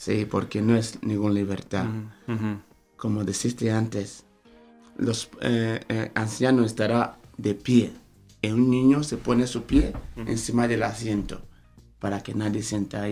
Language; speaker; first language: Spanish; non-native, fluent; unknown